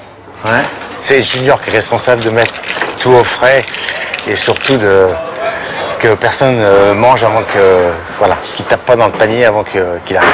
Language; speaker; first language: French; native; French